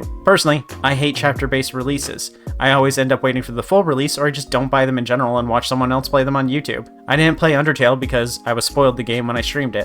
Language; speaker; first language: English; native; English